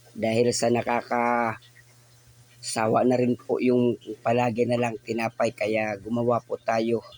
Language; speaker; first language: Filipino; non-native, local second language; Bikol